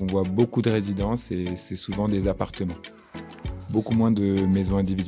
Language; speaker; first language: French; native; French